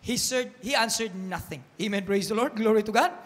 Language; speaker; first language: English; non-native, local second language; Filipino